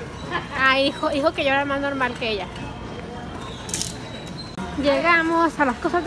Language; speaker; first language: Spanish; native; Spanish